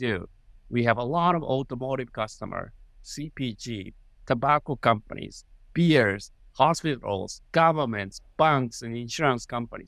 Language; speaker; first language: English; non-native, fluent; Japanese